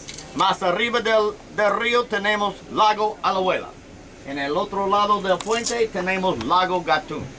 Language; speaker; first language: Spanish; non-native, learner; English